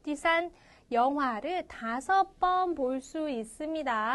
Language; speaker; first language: Korean; non-native, fluent; Chinese